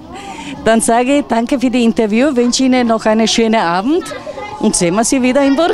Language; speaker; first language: German; non-native, learner; Croatian